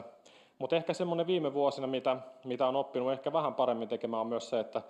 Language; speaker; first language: Finnish; native; Finnish